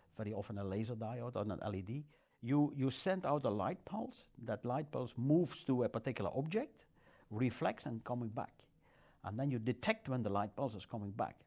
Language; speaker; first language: English; non-native, fluent; Dutch